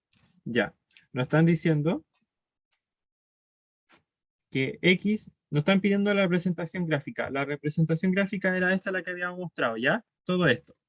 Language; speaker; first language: Spanish; native; Spanish